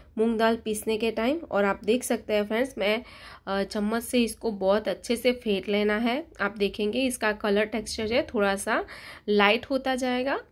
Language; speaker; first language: Hindi; non-native, local second language; Gujarati